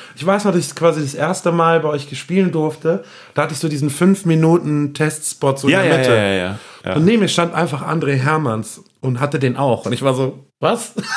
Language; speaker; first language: German; native; German